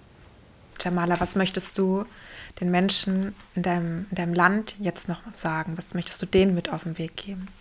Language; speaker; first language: German; native; German